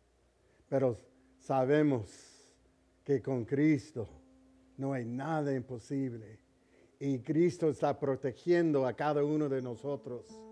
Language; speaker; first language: Spanish; early bilingual, heritage; English